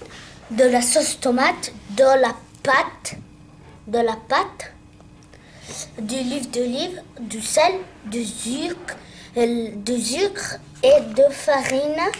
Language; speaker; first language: French; non-native, learner; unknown